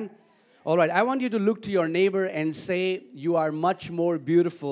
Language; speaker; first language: English; non-native, local second language; Hindi